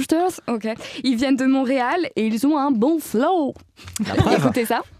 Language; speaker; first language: French; native; French